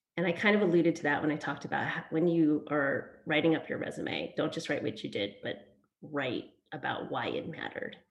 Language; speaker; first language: English; early bilingual, other home language; Vietnamese